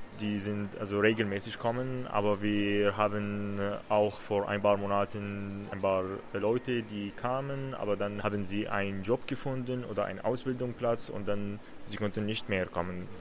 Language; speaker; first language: German; non-native, learner; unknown